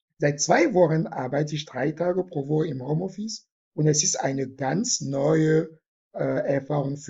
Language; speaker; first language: German; non-native, fluent; French